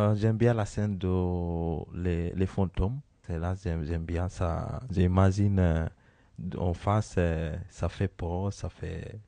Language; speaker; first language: French; non-native, learner; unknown